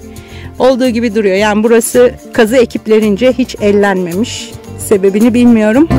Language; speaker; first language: Turkish; native; Turkish